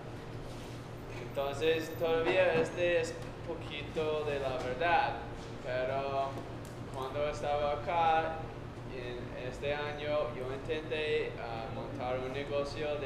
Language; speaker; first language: Spanish; non-native, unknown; English